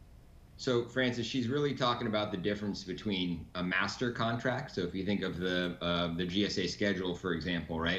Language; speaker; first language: English; native; English